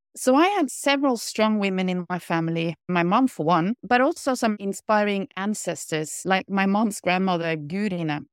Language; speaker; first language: English; non-native, fluent; Norwegian